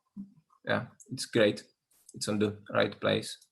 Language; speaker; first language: English; non-native, learner; Czech